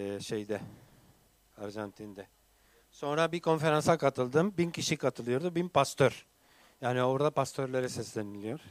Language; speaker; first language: Turkish; non-native, fluent; English